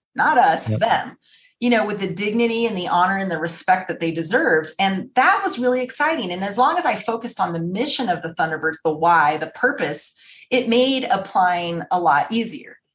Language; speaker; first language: English; native; English